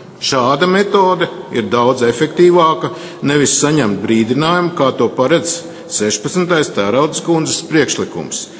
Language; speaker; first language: Latvian; native; Latvian